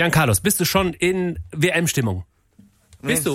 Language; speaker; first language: German; native; German